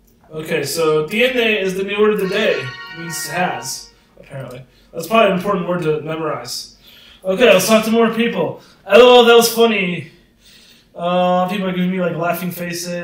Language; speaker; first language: English; native; English